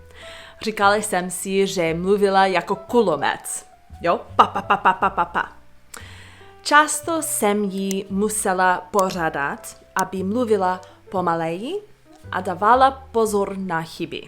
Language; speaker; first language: Czech; non-native, fluent; English